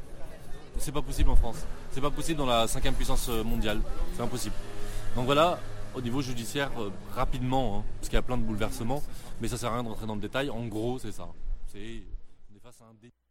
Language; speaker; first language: French; native; French